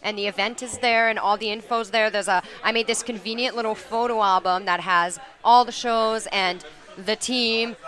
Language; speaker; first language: English; native; English